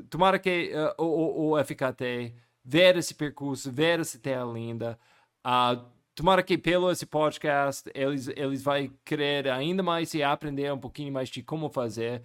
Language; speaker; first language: Portuguese; non-native, fluent; English